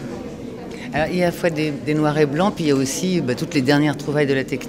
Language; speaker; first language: French; native; French